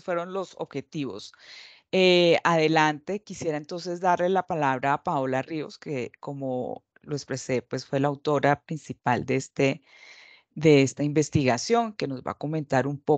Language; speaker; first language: Spanish; native; Spanish